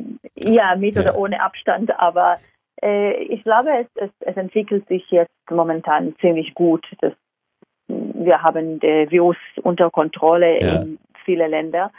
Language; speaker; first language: German; non-native, fluent; Hebrew